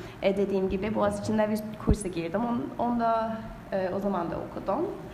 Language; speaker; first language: Turkish; non-native, fluent; English